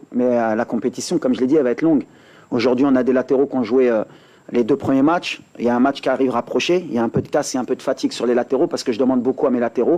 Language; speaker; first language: French; native; French